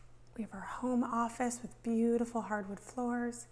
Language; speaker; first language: English; native; English